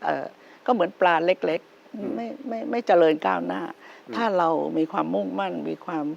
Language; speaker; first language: Thai; native; Thai